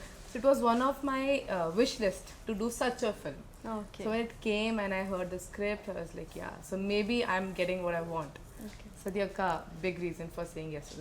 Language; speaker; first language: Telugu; non-native, learner; Malayalam